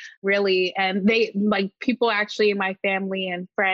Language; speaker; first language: English; native; English